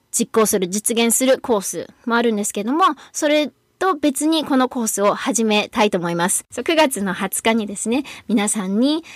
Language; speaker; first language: Japanese; native; Japanese